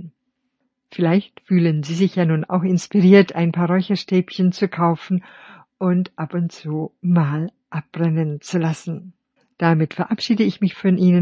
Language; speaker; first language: German; native; German